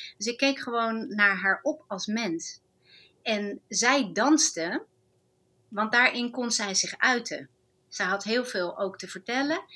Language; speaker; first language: Dutch; non-native, fluent; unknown